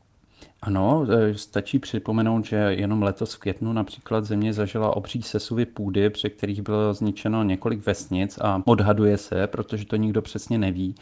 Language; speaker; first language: Czech; native; Czech